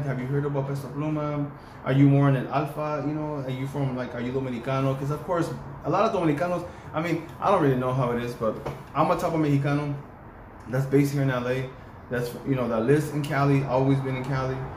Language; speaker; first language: English; early bilingual, other home language; Spanish